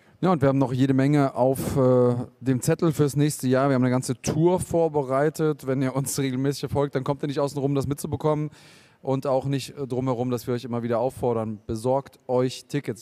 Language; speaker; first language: German; native; German